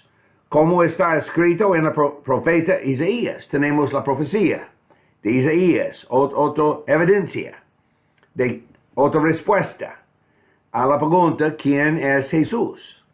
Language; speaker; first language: Spanish; non-native, fluent; English